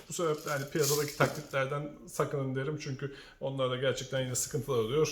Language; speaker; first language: Turkish; native; Turkish